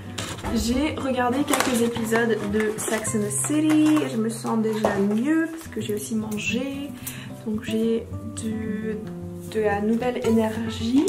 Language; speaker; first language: French; non-native, fluent; Finnish